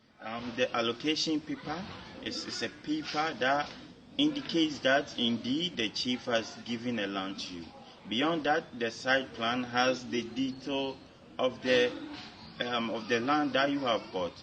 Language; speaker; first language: English; non-native, local second language; Akan